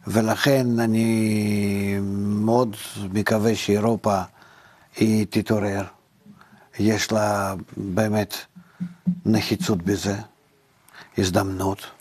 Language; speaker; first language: Hebrew; non-native, fluent; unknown